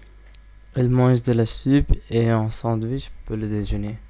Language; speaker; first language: French; non-native, learner; English